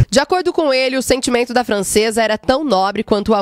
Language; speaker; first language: Portuguese; native; Portuguese